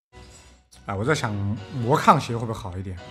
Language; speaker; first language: Chinese; native; Chinese